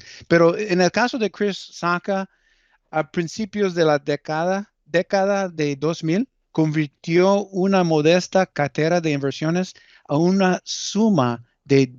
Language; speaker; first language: Spanish; early bilingual, heritage; Spanish